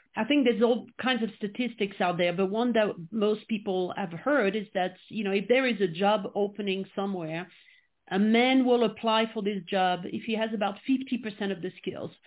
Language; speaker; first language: English; non-native, fluent; French